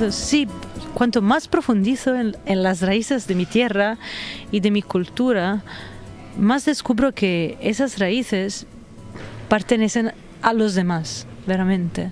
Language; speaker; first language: Spanish; non-native, fluent; Italian